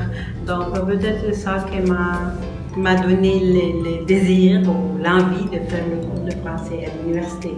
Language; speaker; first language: French; non-native, fluent; Spanish